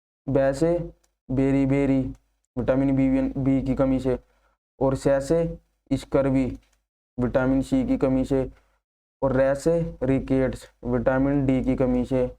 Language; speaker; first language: Hindi; native; Hindi